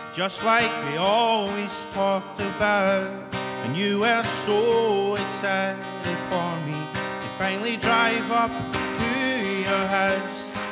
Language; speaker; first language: English; native; English